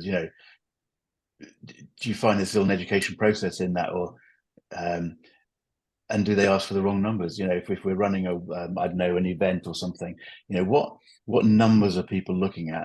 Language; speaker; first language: English; native; English